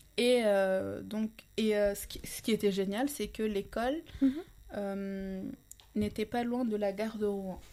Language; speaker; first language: French; non-native, local second language; Ngazidja Comorian